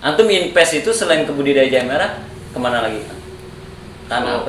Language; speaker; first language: Indonesian; native; Indonesian